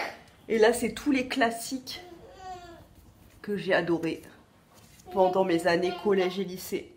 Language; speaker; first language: French; native; French